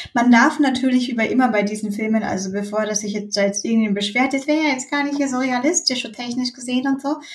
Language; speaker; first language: German; native; German